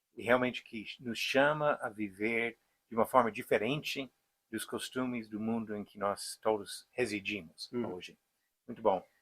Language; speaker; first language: Portuguese; non-native, fluent; English